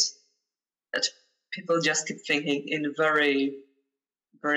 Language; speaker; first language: English; non-native, fluent; Polish